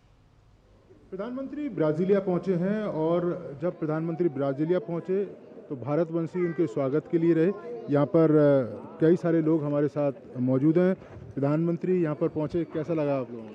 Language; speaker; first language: Hindi; native; Hindi